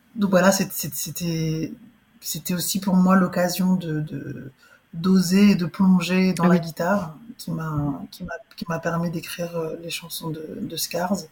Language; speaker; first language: French; early bilingual, other home language; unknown